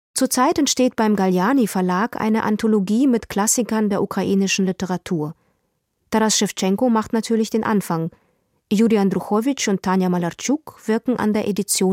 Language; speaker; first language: German; native; German